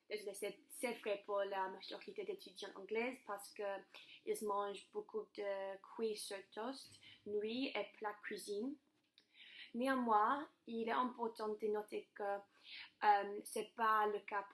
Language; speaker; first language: French; non-native, learner; English